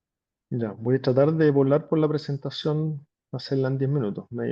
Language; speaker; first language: Spanish; native; Spanish